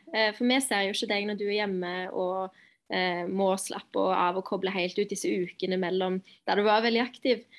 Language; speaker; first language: Norwegian; native; Norwegian